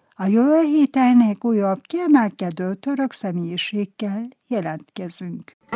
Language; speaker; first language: Hungarian; non-native, fluent; Turkish